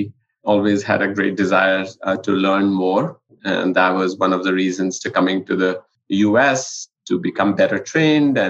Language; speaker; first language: English; non-native, local second language; Punjabi